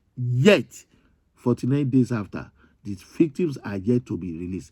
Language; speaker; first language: English; non-native, local second language; Yoruba